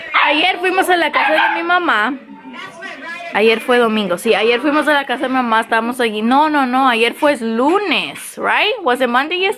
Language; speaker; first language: Spanish; early bilingual, heritage; Spanish